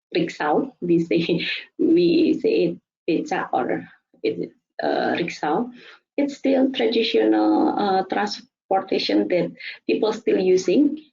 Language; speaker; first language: English; non-native, fluent; Indonesian